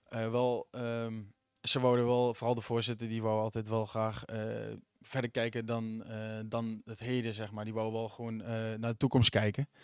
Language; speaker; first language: Dutch; native; Dutch